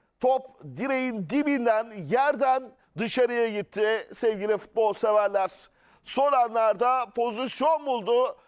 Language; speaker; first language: Turkish; native; Turkish